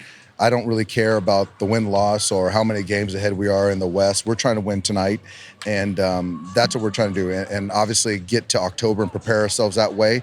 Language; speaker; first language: English; native; English